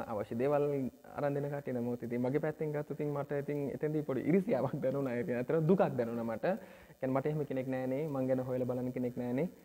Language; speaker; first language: Sinhala; early bilingual, other home language; Nepali